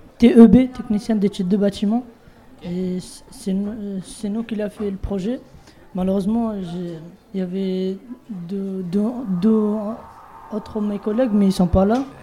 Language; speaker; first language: French; non-native, learner; Bangla